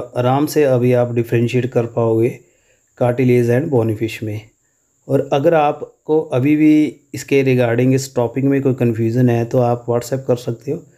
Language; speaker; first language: Urdu; non-native, local second language; Punjabi